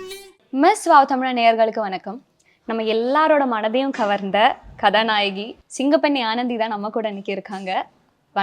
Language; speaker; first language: Tamil; native; Tamil